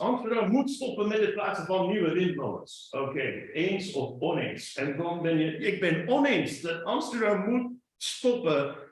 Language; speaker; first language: Dutch; non-native, learner; English